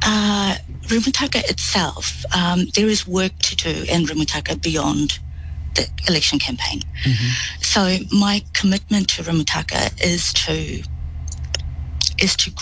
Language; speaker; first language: English; native; English